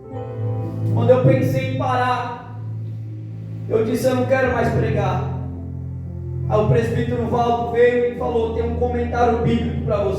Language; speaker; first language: Portuguese; native; Portuguese